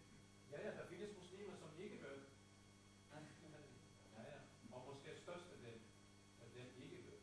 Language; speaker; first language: Danish; non-native, fluent; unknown